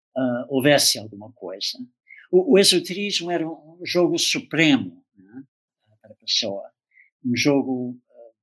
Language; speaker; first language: Portuguese; non-native, fluent; English